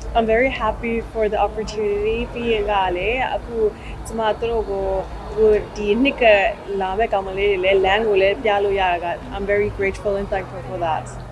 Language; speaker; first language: Burmese; native; Burmese